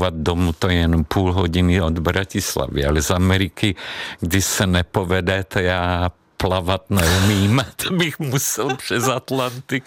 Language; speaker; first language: Czech; non-native, fluent; Hungarian